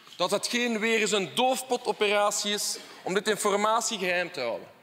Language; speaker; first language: Dutch; non-native, local second language; French